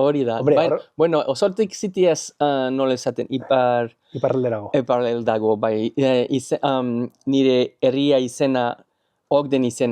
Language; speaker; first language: Basque; non-native, learner; English